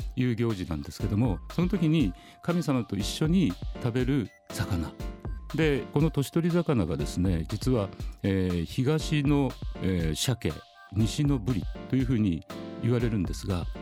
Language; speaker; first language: Japanese; native; Japanese